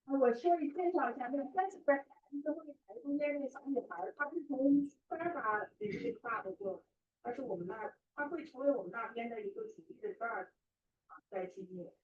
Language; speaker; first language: Chinese; native; Chinese